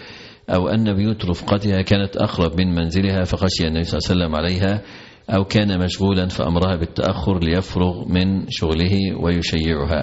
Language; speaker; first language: Arabic; native; Arabic